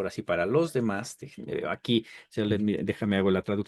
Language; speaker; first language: Spanish; native; Spanish